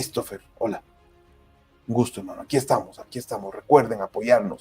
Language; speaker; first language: Spanish; native; Spanish